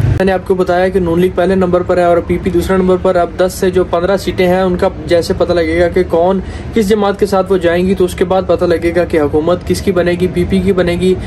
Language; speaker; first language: Urdu; non-native, local second language; Punjabi